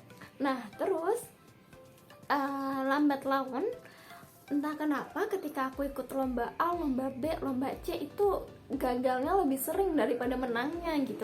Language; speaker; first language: Indonesian; native; Indonesian